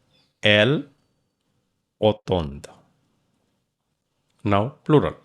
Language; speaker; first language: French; non-native, learner; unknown